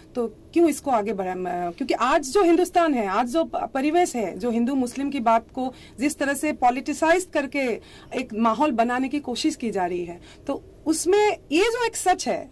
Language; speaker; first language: Hindi; non-native, local second language; Assamese